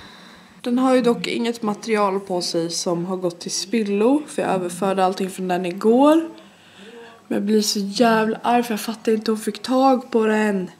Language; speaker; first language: Swedish; native; Swedish